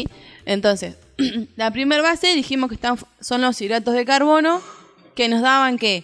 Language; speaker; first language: Spanish; native; Spanish